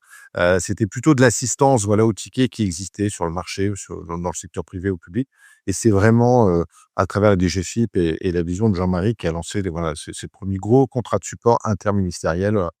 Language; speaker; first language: French; native; French